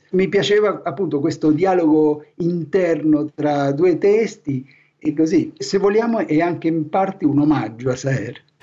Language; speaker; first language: Italian; non-native, fluent; Spanish